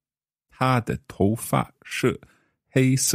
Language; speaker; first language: Chinese; non-native, learner; English